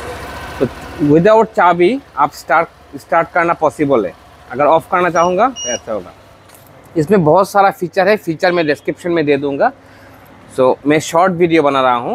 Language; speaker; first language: Hindi; non-native, learner; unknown